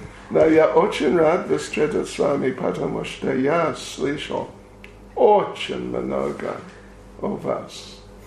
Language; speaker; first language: Russian; non-native, learner; English